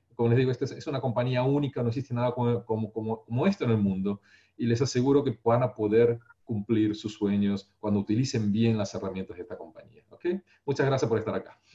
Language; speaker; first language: Spanish; non-native, fluent; Korean